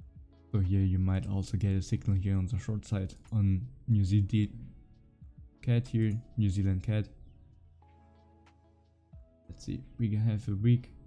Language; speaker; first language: English; non-native, fluent; German